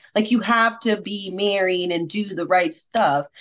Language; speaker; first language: English; non-native, fluent; Spanish